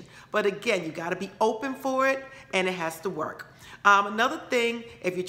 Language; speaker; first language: English; native; English